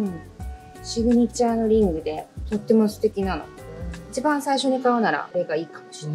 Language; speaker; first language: Japanese; native; Japanese